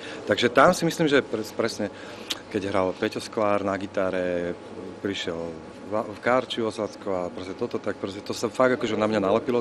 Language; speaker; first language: Slovak; native; Slovak